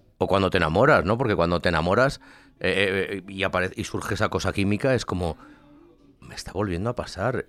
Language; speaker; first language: Spanish; native; Spanish